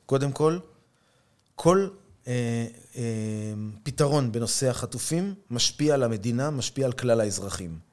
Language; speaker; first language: Hebrew; native; Hebrew